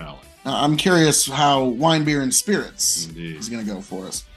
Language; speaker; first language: English; native; English